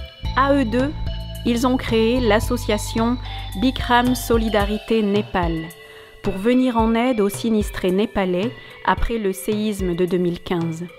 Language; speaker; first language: French; native; French